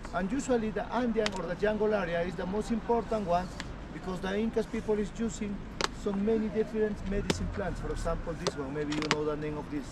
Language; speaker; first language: English; non-native, learner; Spanish